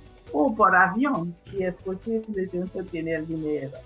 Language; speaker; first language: Spanish; non-native, fluent; Haitian Creole